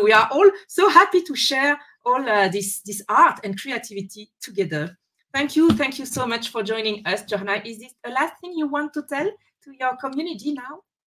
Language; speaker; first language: English; non-native, fluent; French